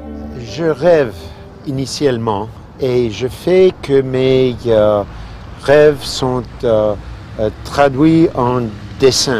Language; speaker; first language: French; non-native, fluent; English